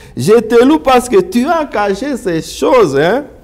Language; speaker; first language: French; non-native, local second language; Swahili